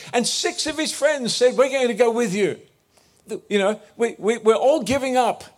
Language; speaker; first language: English; native; English